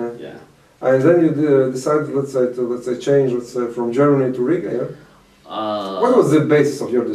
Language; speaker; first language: English; non-native, fluent; Latvian